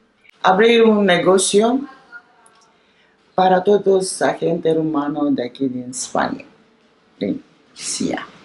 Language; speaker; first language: Spanish; non-native, learner; Romanian